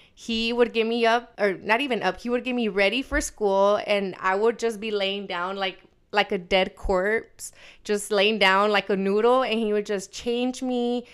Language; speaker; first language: English; early bilingual, other home language; Spanish